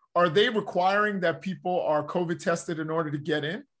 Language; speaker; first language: English; native; English